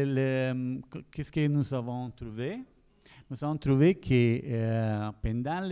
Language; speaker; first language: French; non-native, learner; Italian